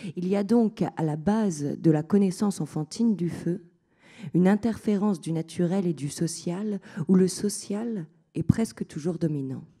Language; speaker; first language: French; native; French